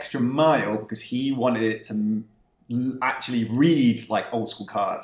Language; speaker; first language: English; native; English